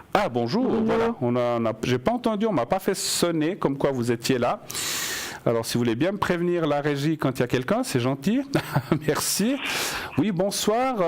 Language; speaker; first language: French; native; French